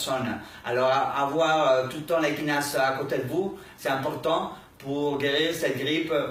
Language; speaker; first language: French; non-native, fluent; Spanish